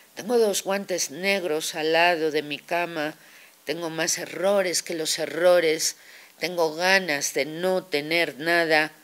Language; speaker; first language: Spanish; native; Spanish